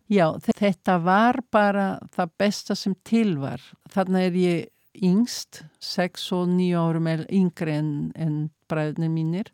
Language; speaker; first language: Icelandic; early bilingual, heritage; Icelandic